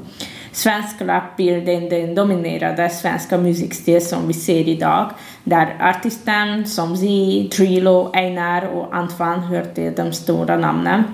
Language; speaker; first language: Swedish; non-native, fluent; Hungarian